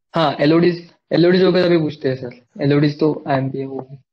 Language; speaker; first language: Hindi; non-native, local second language; Marathi